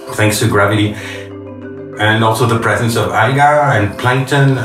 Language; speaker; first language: English; non-native, fluent; French